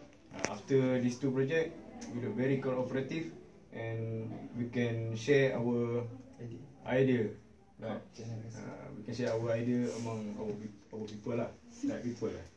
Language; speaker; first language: English; non-native, learner; Malay